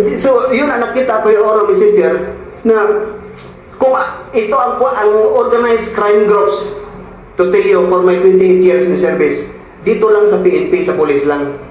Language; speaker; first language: Filipino; non-native, local second language; Cebuano